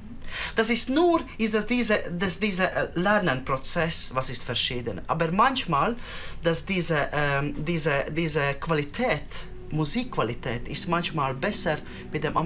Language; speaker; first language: German; non-native, learner; Latvian